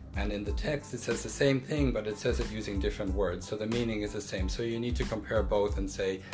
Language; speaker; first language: English; native; English